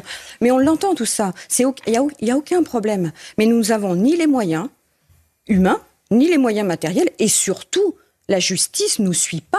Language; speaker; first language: French; native; French